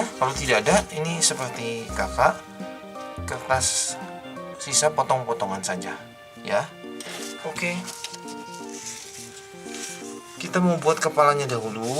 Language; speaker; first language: Indonesian; native; Indonesian